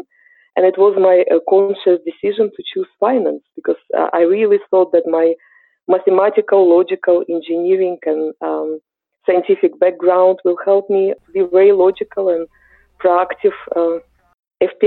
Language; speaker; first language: English; non-native, fluent; Ukrainian